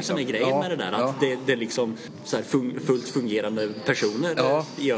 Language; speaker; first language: Swedish; native; Swedish